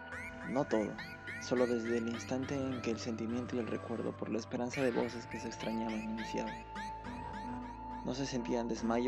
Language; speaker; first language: Spanish; native; Spanish